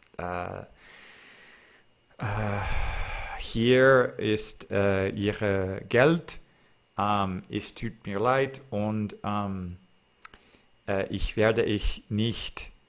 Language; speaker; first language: German; non-native, learner; English